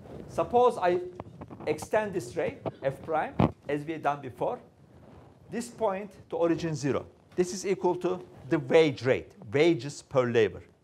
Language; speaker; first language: English; non-native, fluent; Turkish